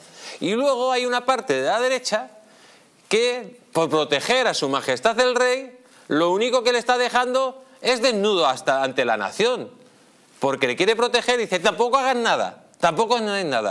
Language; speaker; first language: Spanish; native; Spanish